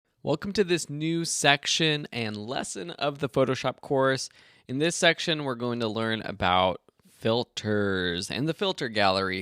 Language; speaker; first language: English; native; English